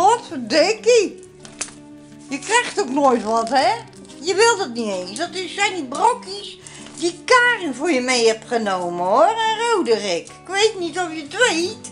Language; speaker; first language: Dutch; native; Dutch